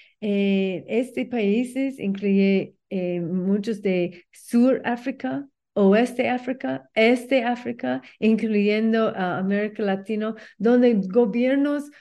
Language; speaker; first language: Spanish; non-native, learner; English